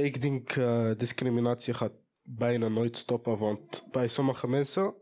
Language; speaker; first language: Dutch; early bilingual, other home language; Portuguese